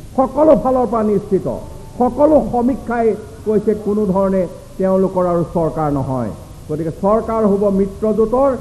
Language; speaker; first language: Assamese; native; Assamese